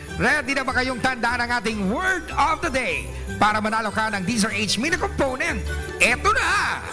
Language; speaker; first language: Filipino; native; Filipino